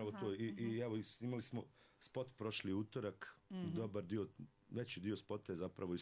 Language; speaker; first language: Serbian; native; Serbian